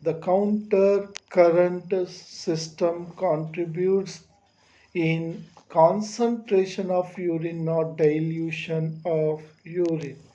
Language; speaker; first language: English; non-native, local second language; Telugu